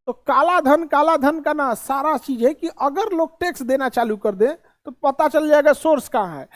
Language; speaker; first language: Hindi; native; Hindi